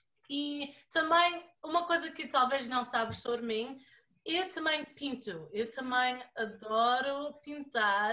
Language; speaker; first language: Portuguese; early bilingual, other home language; English